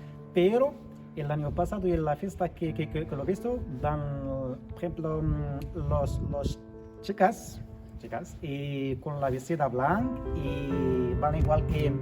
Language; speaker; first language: Spanish; non-native, learner; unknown